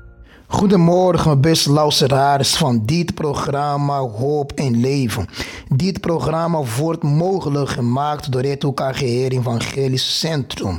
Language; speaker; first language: Dutch; non-native, fluent; Portuguese